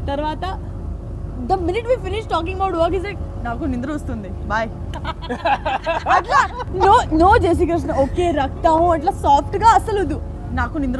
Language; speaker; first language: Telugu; non-native, local second language; Gujarati